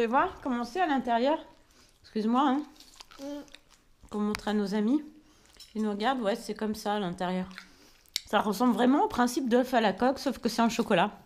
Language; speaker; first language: French; native; French